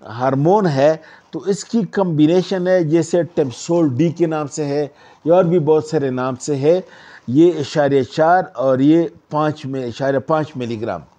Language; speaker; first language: Urdu; non-native, local second language; Pashto